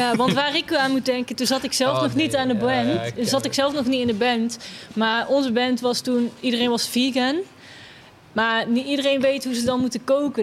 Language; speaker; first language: Dutch; native; Dutch